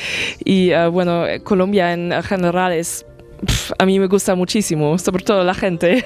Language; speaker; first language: Spanish; non-native, fluent; German